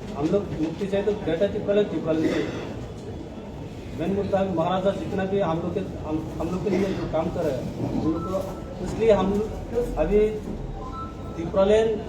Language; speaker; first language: Hindi; non-native, local second language; Kok Borok